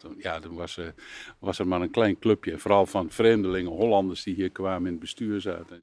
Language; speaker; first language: Dutch; native; Dutch